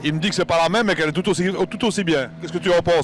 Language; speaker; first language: French; native; French